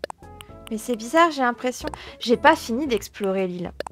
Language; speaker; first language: French; native; French